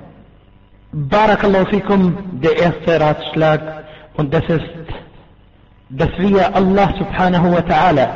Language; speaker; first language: German; non-native, fluent; Arabic